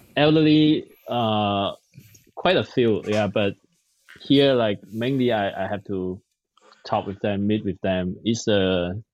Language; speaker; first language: English; non-native, local second language; Cantonese